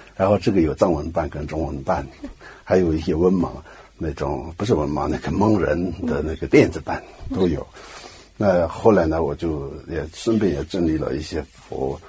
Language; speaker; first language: Chinese; non-native, local second language; Tibetan